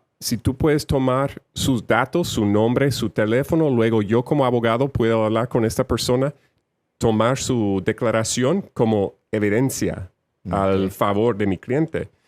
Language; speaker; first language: Spanish; non-native, fluent; English